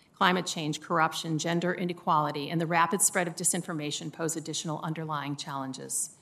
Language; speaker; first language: English; native; English